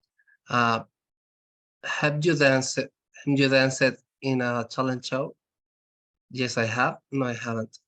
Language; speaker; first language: English; non-native, learner; Spanish